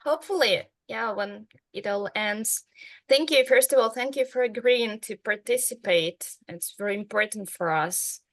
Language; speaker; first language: English; non-native, fluent; Ukrainian